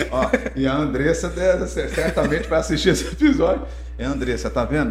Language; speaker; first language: Portuguese; native; Portuguese